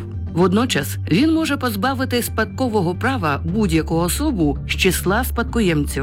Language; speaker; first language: Ukrainian; native; Ukrainian